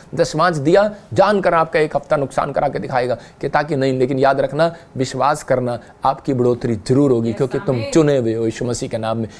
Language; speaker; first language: Hindi; native; Hindi